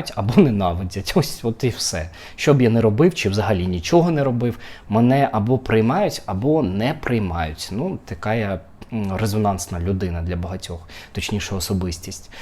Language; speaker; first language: Ukrainian; native; Ukrainian